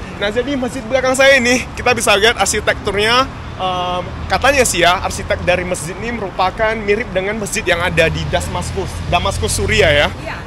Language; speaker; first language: Indonesian; native; Indonesian